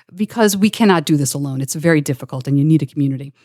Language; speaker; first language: English; native; English